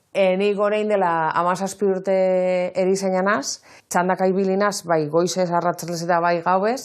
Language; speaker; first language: Basque; native; Basque